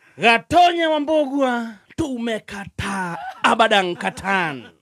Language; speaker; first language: Swahili; non-native, local second language; Kikuyu